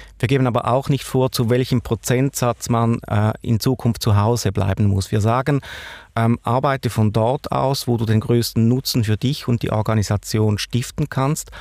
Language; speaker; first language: German; native; German